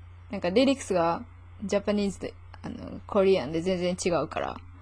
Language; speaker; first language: Japanese; native; Japanese